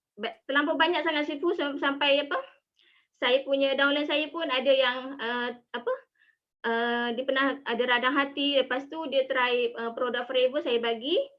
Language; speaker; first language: Malay; native; Malay